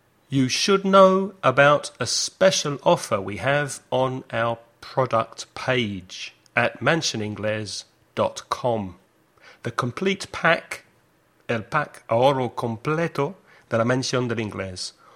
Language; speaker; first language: English; native; English